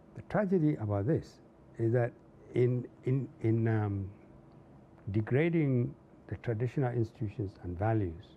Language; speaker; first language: English; non-native, local second language; Hausa